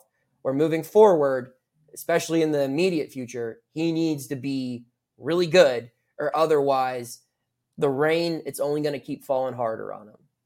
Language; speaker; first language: English; native; English